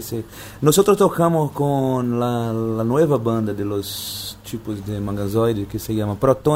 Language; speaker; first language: Spanish; non-native, fluent; Portuguese